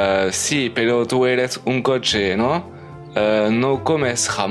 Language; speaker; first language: Spanish; non-native, learner; French